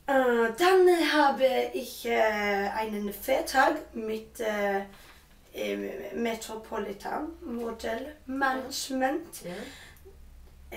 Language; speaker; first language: German; non-native, learner; Swedish